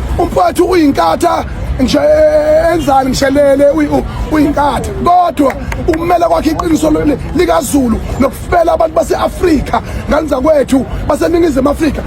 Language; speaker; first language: Zulu; native; Zulu